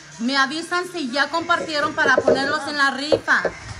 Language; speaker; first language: Spanish; early bilingual, heritage; Spanish